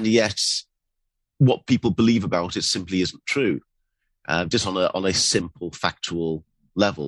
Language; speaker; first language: English; native; English